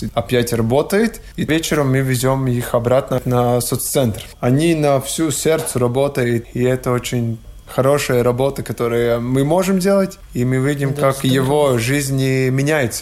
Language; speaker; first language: Russian; non-native, local second language; Latvian